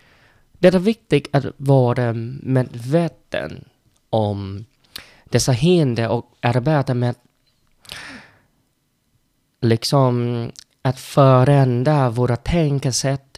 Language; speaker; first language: Swedish; non-native, learner; Vietnamese